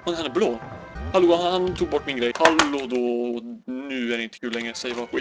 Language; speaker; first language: Swedish; native; Swedish